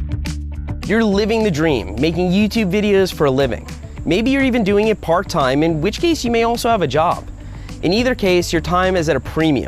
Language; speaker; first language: English; native; English